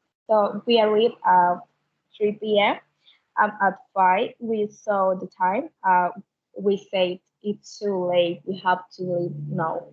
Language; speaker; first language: English; non-native, learner; Spanish